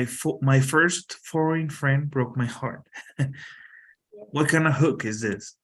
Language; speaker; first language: English; non-native, fluent; Spanish